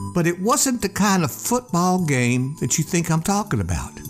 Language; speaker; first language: English; native; English